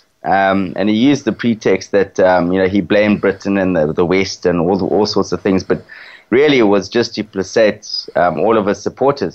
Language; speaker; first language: English; native; English